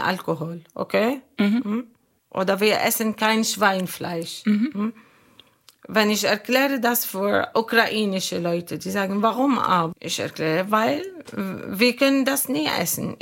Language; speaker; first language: German; non-native, learner; Arabic